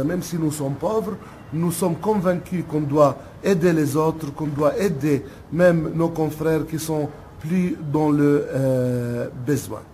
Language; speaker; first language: French; non-native, local second language; Arabic